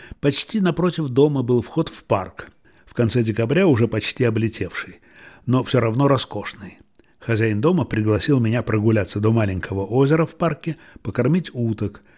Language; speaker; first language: Russian; native; Russian